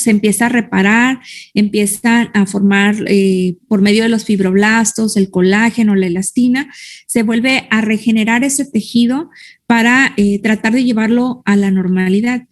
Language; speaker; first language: Spanish; native; Spanish